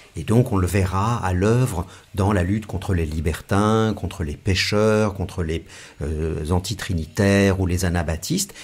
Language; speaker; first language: French; native; French